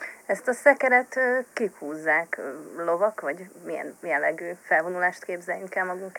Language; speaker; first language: Hungarian; native; Hungarian